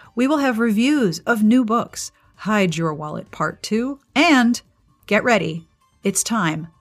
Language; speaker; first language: English; native; English